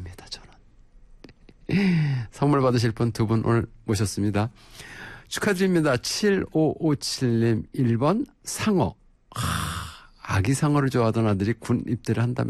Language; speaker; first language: Korean; native; Korean